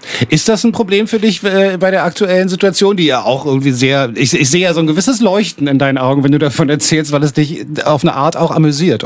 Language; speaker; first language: German; native; German